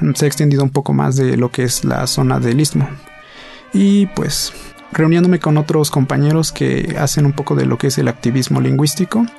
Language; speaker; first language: Spanish; native; Spanish